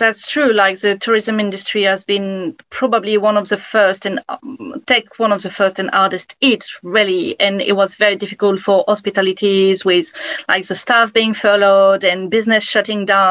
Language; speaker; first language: English; non-native, fluent; French